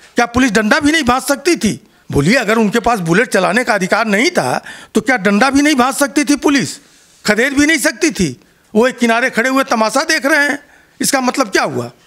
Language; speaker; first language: Hindi; native; Hindi